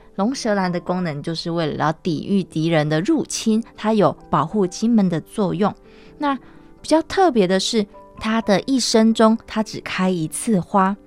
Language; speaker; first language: Chinese; native; Chinese